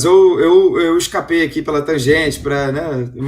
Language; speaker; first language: Portuguese; native; Portuguese